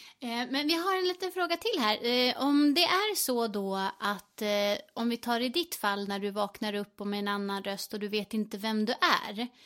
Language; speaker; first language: Swedish; native; Swedish